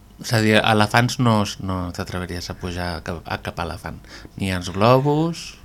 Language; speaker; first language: Catalan; native; Catalan